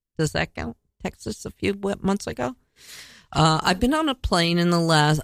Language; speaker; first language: English; native; English